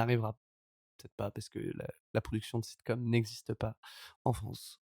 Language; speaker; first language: French; native; French